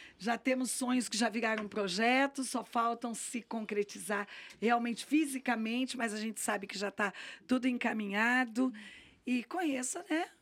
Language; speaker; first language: Portuguese; native; Portuguese